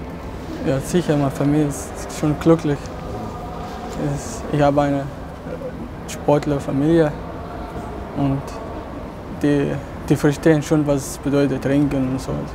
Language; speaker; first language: German; non-native, learner; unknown